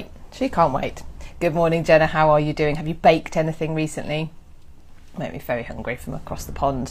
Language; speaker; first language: English; native; English